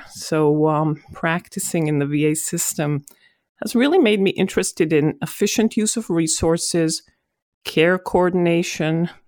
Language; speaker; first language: English; non-native, fluent; Hebrew